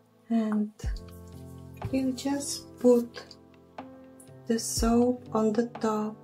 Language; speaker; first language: English; non-native, fluent; Czech